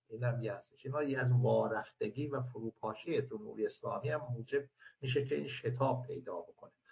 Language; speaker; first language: Persian; non-native, local second language; Azerbaijani